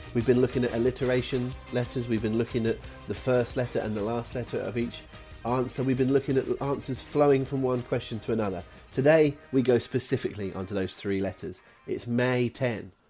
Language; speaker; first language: English; native; English